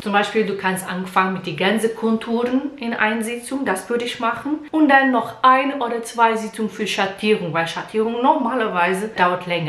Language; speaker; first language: German; non-native, learner; Portuguese